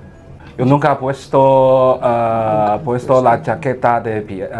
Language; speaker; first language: Spanish; non-native, learner; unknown